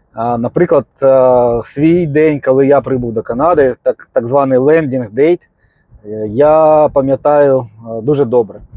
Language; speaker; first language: Ukrainian; non-native, local second language; Russian